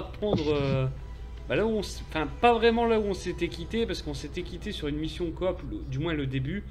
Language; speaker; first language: French; native; French